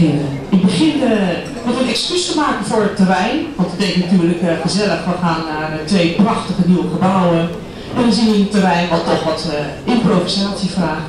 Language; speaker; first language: Dutch; native; Dutch